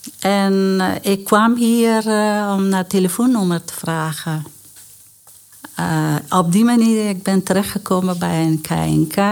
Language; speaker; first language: Dutch; non-native, learner; Persian